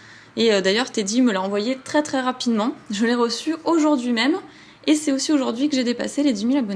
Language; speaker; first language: French; native; French